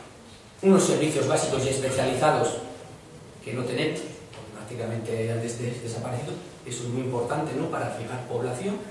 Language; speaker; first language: Spanish; native; Spanish